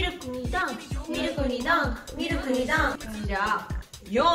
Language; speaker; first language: Japanese; native; Japanese